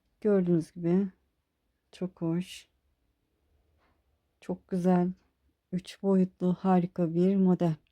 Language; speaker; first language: Turkish; native; Turkish